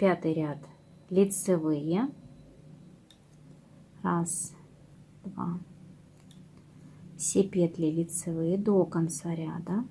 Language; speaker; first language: Russian; native; Russian